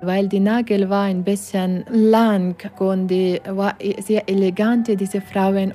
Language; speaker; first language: German; non-native, learner; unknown